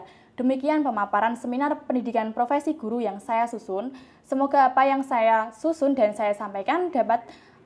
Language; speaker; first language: Indonesian; native; Indonesian